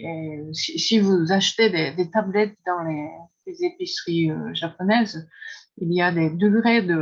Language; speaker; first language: French; non-native, fluent; Japanese